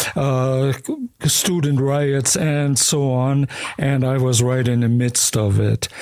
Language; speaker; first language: English; early bilingual, other home language; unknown